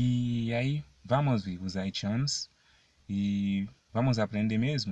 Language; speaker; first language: Portuguese; non-native, fluent; Haitian Creole